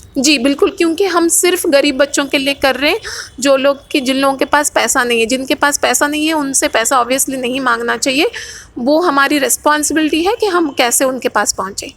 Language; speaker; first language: Hindi; non-native, local second language; Odia